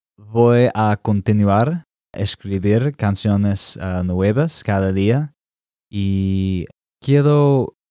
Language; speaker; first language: Spanish; non-native, learner; English